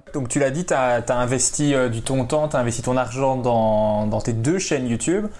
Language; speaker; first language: French; native; French